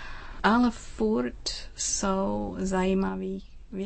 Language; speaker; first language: Czech; non-native, learner; English